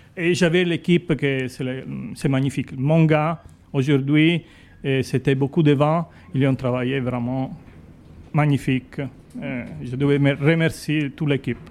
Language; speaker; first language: French; non-native, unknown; Italian